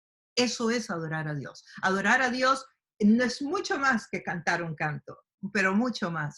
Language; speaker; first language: Spanish; native; Spanish